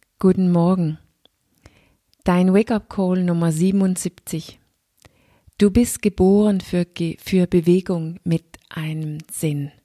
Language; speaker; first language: German; non-native, fluent; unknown